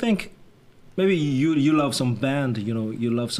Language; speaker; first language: English; non-native, fluent; Chinese